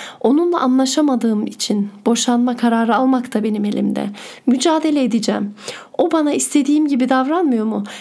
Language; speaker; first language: Turkish; early bilingual, heritage; Turkish